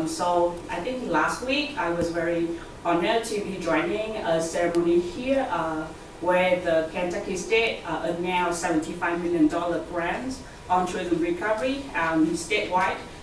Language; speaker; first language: English; non-native, fluent; Vietnamese